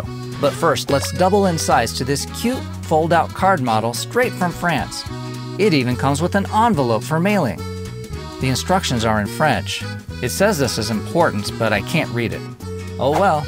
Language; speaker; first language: English; native; English